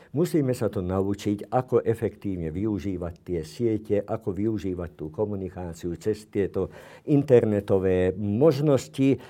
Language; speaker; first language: Slovak; non-native, local second language; Hungarian